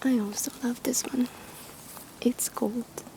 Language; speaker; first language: English; non-native, fluent; Slovenian